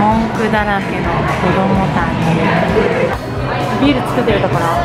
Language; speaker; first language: Japanese; native; Japanese